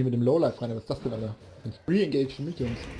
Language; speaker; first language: German; native; German